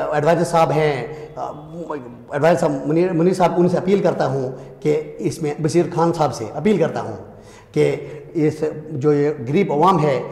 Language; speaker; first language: Hindi; native; Hindi